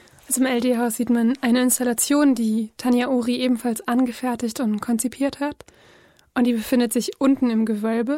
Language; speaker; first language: German; native; German